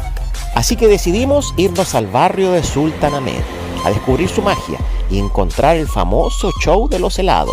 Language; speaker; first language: Spanish; native; Spanish